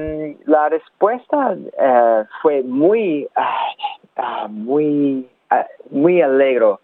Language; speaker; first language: Spanish; non-native, learner; English